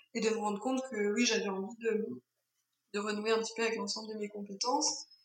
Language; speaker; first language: French; native; French